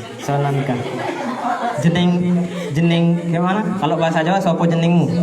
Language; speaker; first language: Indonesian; non-native, local second language; Achinese